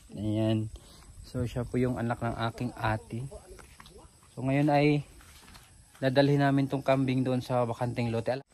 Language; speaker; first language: Filipino; non-native, local second language; Cebuano